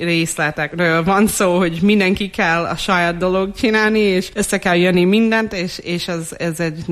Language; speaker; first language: Hungarian; non-native, fluent; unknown